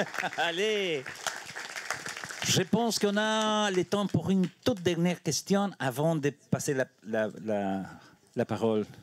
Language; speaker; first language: French; non-native, learner; Spanish